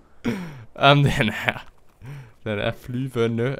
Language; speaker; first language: Danish; native; Danish